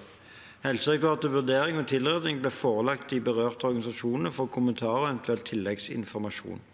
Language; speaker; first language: Norwegian; native; Norwegian